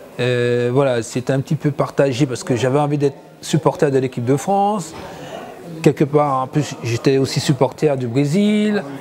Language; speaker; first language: French; native; French